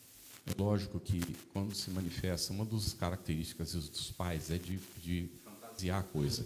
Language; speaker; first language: Portuguese; native; Portuguese